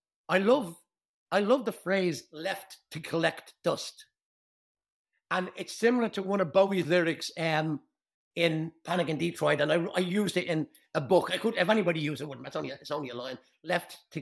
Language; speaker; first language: English; native; English